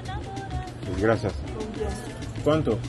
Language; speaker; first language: Spanish; non-native, learner; French